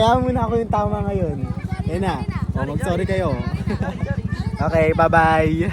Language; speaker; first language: Filipino; native; Filipino